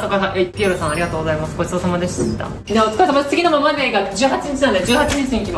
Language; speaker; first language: Japanese; native; Japanese